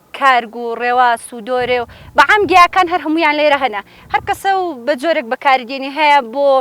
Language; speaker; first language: Central Kurdish; native; Central Kurdish